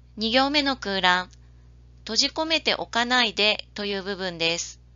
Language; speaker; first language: Japanese; native; Japanese